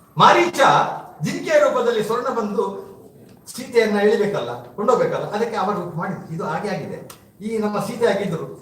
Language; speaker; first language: Kannada; non-native, local second language; Tulu